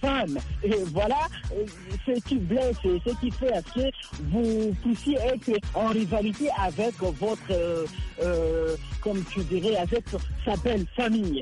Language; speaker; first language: French; non-native, local second language; Rundi